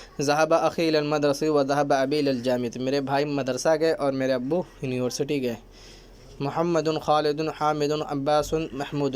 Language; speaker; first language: Urdu; native; Urdu